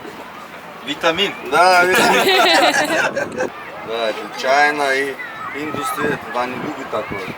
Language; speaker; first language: Russian; non-native, local second language; Turkmen